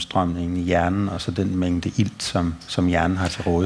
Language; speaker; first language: Danish; native; Danish